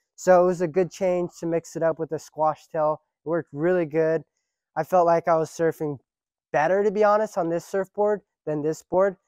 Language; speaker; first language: English; early bilingual, other home language; Japanese